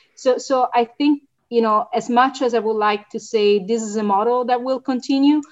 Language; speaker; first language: English; non-native, fluent; Italian